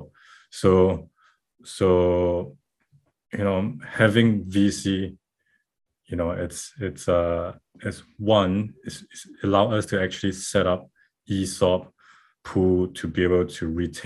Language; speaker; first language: English; non-native, local second language; Chinese